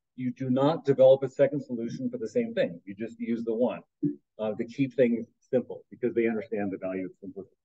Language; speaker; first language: English; native; English